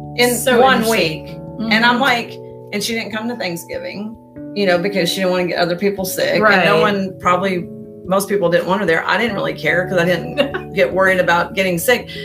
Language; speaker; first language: English; native; English